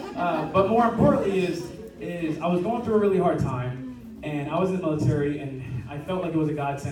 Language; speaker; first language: English; native; English